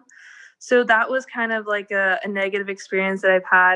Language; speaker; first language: English; native; English